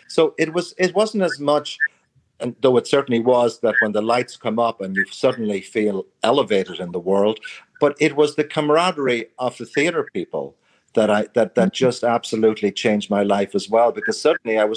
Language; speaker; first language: English; native; English